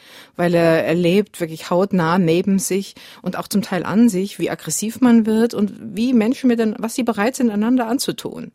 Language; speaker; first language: German; native; German